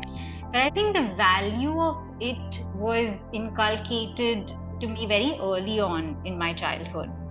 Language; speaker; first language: English; non-native, local second language; Hindi